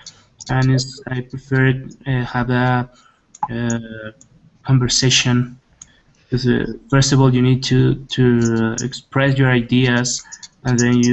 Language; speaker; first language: English; non-native, learner; Spanish